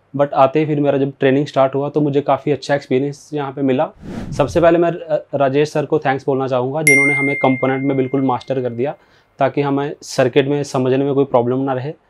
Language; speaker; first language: Hindi; native; Hindi